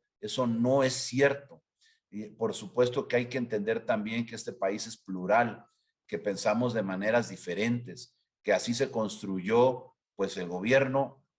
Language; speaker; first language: Spanish; native; Spanish